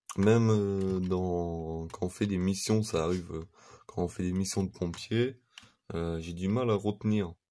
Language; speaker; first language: French; native; French